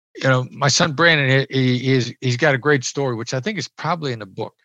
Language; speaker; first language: English; native; English